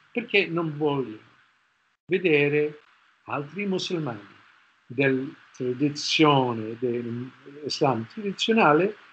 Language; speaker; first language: Italian; non-native, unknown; English